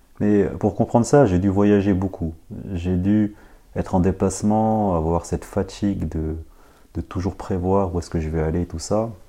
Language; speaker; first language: French; early bilingual, other home language; Khmer